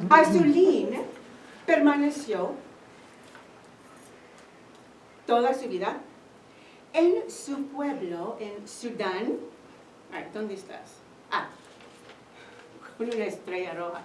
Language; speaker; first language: Spanish; non-native, fluent; English